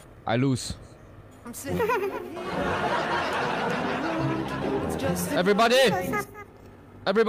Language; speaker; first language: English; non-native, learner; Chinese